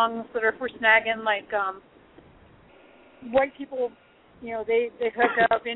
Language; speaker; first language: English; early bilingual, other home language; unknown